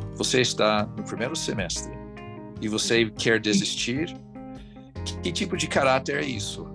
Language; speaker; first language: Portuguese; non-native, fluent; English